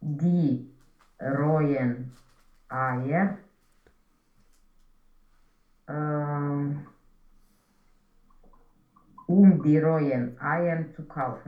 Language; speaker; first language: German; non-native, learner; Romanian